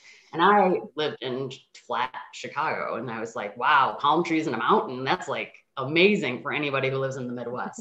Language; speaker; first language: English; native; English